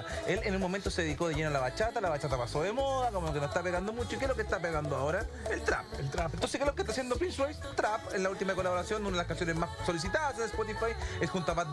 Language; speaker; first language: Spanish; native; Spanish